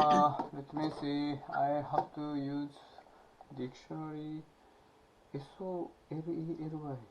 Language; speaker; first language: English; non-native, learner; Japanese